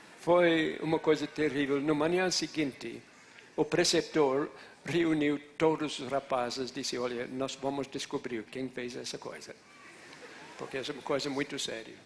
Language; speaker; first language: Portuguese; non-native, fluent; English